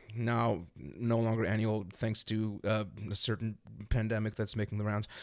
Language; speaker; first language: English; non-native, fluent; German